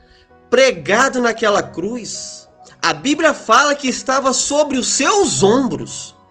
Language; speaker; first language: Portuguese; native; Portuguese